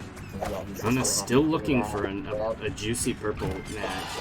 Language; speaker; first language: English; native; English